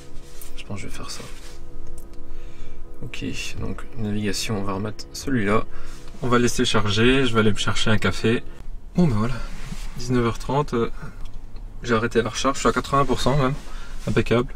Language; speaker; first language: French; native; French